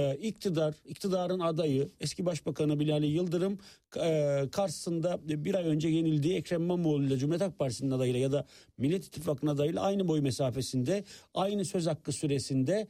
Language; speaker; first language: Turkish; native; Turkish